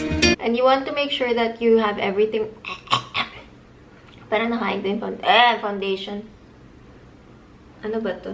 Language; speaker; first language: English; non-native, local second language; Filipino